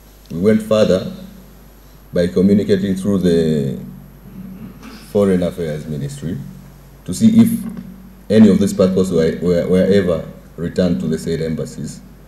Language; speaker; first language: English; non-native, local second language; Swahili